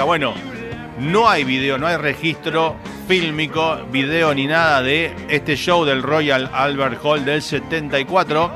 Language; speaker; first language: Spanish; native; Spanish